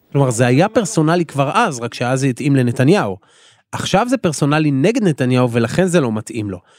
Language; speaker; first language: Hebrew; native; Hebrew